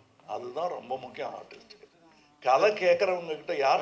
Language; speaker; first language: Tamil; native; Tamil